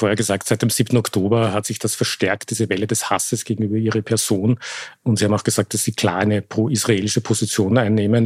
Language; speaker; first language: German; native; German